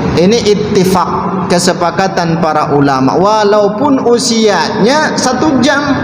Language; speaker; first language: Malay; native; Malay